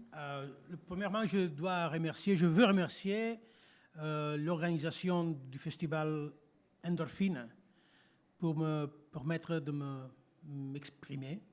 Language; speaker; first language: French; non-native, fluent; Catalan